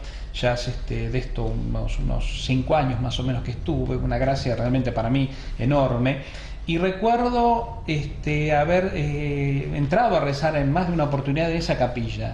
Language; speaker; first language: Spanish; native; Spanish